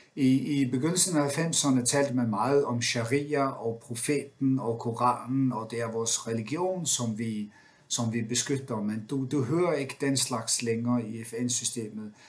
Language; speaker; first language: Danish; non-native, local second language; Faroese